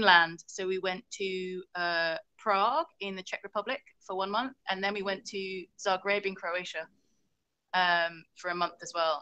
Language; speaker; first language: English; native; English